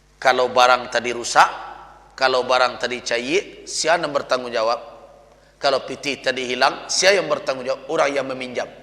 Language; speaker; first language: Malay; non-native, local second language; Minangkabau